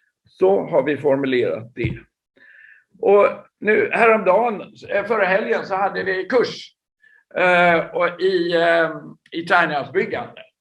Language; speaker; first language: Swedish; native; Swedish